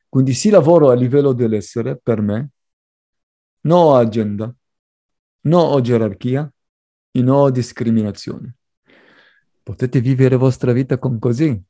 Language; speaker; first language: Italian; non-native, fluent; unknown